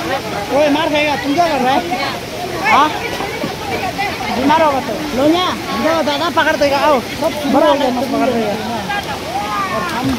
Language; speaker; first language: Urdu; non-native, local second language; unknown